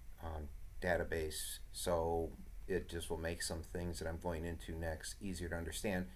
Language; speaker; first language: English; native; English